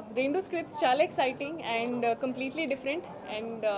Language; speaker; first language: Telugu; non-native, learner; Hindi